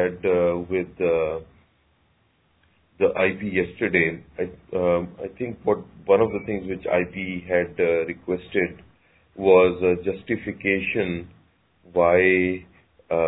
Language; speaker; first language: English; non-native, local second language; Urdu